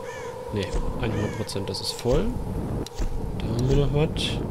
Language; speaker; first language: German; native; German